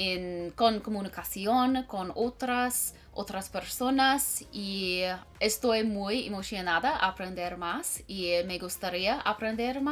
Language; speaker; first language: Spanish; non-native, learner; English